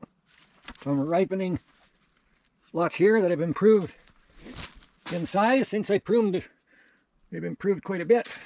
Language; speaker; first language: English; native; English